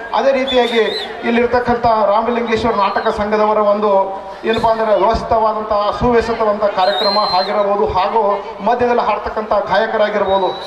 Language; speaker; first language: Kannada; native; Kannada